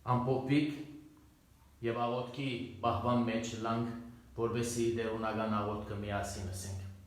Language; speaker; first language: Armenian; native; Armenian